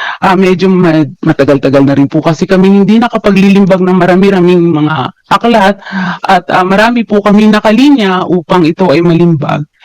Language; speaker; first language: Filipino; native; Filipino